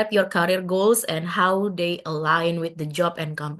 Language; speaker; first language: English; non-native, fluent; Indonesian